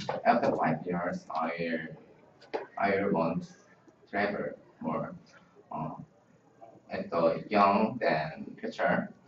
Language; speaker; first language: English; non-native, learner; Korean